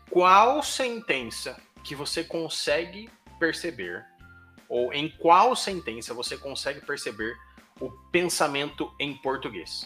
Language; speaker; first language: Portuguese; native; Portuguese